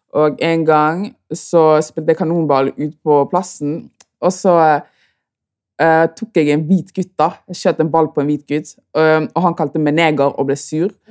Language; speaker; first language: Norwegian; early bilingual, other home language; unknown